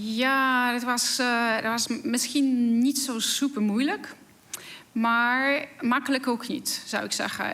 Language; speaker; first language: Dutch; non-native, fluent; Polish